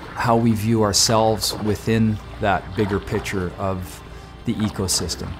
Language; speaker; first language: English; native; English